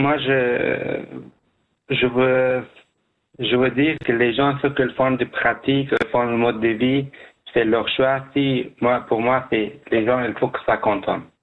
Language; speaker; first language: French; non-native, learner; Persian